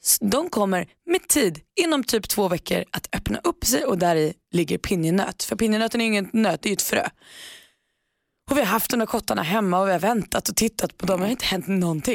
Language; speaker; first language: Swedish; native; Swedish